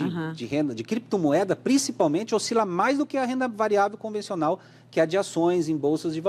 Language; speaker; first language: Portuguese; native; Portuguese